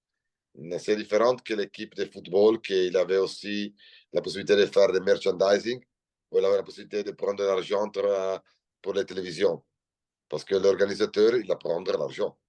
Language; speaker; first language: French; non-native, learner; Italian